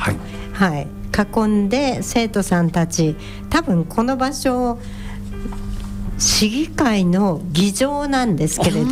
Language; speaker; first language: Japanese; native; Japanese